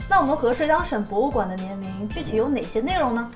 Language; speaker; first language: Chinese; native; Chinese